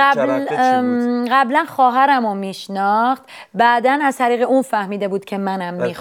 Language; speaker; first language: Persian; non-native, local second language; Armenian